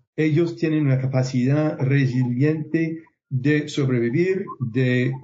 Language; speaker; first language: Spanish; non-native, fluent; English